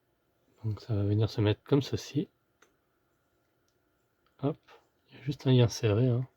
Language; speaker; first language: French; native; French